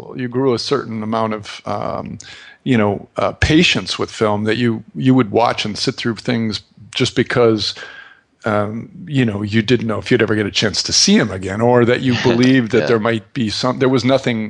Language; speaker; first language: English; native; English